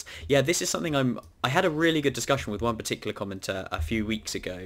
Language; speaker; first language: English; native; English